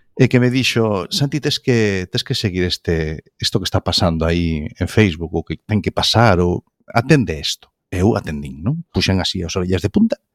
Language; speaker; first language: Galician; non-native, local second language; Spanish